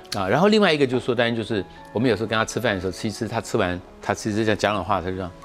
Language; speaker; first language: Chinese; native; Chinese